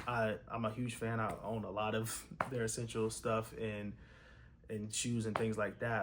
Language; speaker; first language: English; native; English